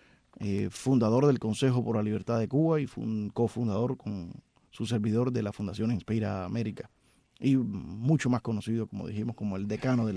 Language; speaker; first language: Spanish; native; Spanish